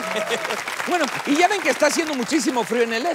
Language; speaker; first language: Spanish; native; Spanish